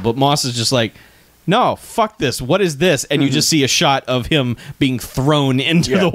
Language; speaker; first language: English; native; English